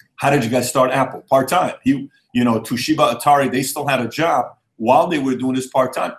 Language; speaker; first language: English; early bilingual, other home language; Persian